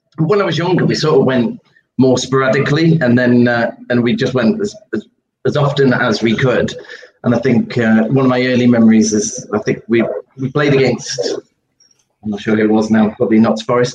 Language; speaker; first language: English; native; English